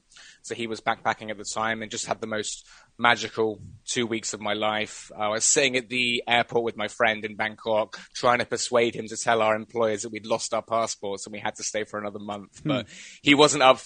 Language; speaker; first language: English; native; English